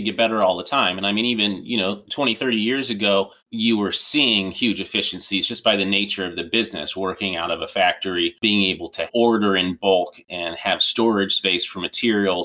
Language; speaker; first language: English; native; English